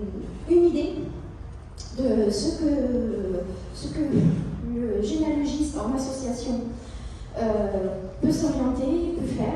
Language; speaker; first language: French; native; French